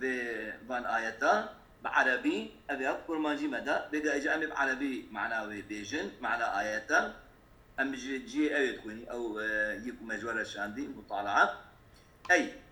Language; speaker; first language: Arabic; non-native, fluent; Kurdish